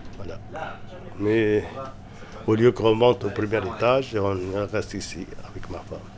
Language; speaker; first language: French; non-native, local second language; Arabic